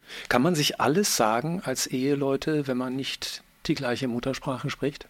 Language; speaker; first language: German; native; German